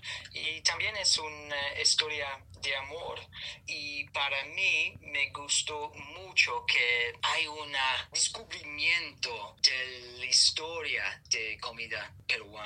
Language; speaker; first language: Spanish; non-native, learner; English